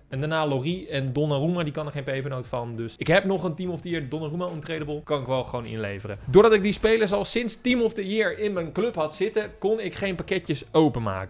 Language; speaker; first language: Dutch; native; Dutch